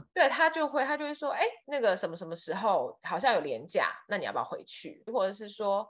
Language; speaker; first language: Chinese; non-native, fluent; Thai